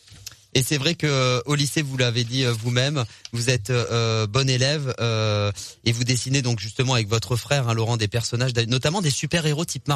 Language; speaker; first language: French; native; French